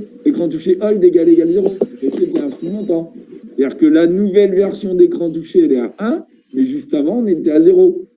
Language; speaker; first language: French; native; French